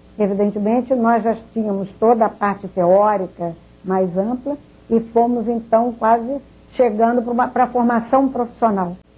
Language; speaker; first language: Portuguese; native; Portuguese